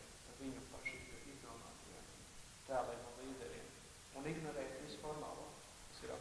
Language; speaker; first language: Latvian; native; Latvian